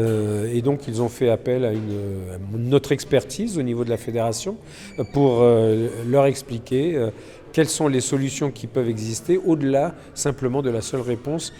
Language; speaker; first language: French; native; French